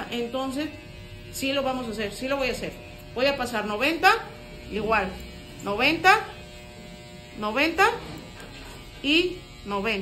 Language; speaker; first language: Spanish; native; Spanish